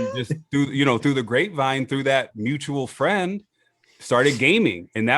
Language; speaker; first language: English; native; English